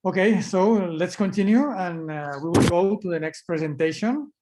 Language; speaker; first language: English; non-native, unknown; Catalan